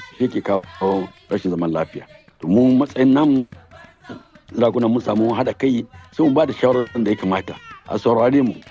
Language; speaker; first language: Hausa; non-native, local second language; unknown